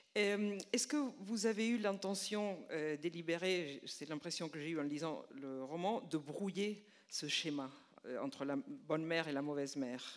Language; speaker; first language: French; non-native, fluent; Spanish